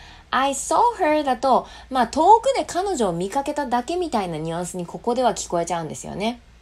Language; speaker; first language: Japanese; native; Japanese